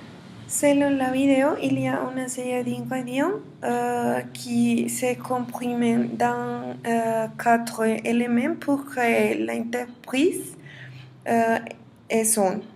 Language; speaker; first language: French; non-native, learner; Spanish